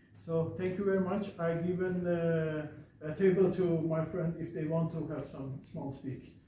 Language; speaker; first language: English; non-native, fluent; Turkish